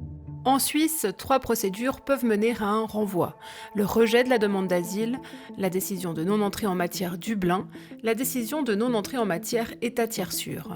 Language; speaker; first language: French; native; French